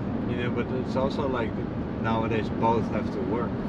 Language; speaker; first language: English; non-native, fluent; Dutch